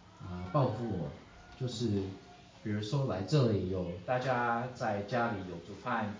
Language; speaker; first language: Chinese; early bilingual, heritage; English